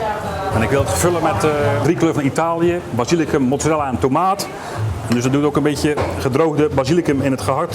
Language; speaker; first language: Dutch; native; Dutch